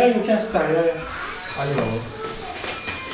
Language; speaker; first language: English; non-native, learner; Turkish